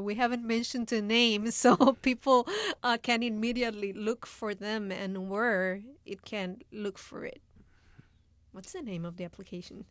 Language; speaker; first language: English; non-native, fluent; Spanish